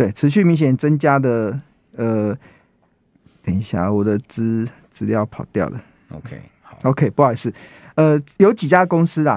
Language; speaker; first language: Chinese; native; Chinese